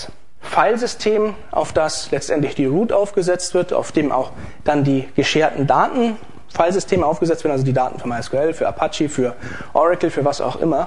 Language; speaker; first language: German; native; German